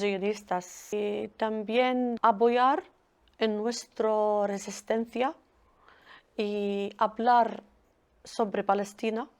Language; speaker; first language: Spanish; non-native, learner; Arabic